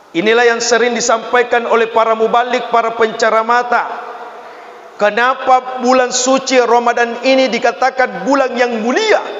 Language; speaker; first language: Malay; non-native, local second language; Buginese